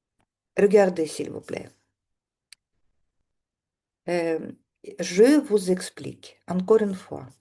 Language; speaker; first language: French; non-native, fluent; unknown